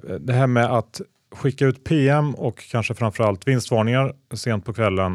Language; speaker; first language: Swedish; native; Swedish